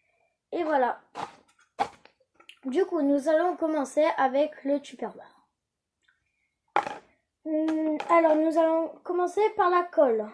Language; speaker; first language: French; native; French